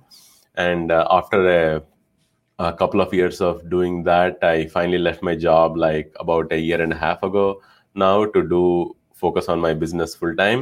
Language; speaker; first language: English; non-native, local second language; Telugu